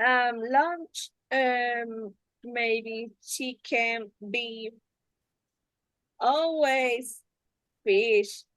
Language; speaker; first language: English; non-native, learner; Spanish